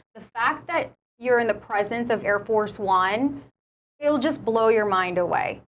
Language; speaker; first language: English; native; English